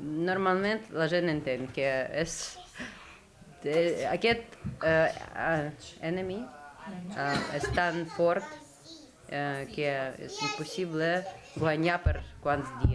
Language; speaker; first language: Catalan; non-native, learner; Ukrainian